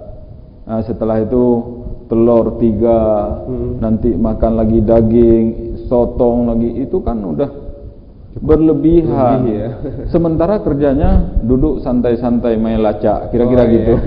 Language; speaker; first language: Malay; native; Malay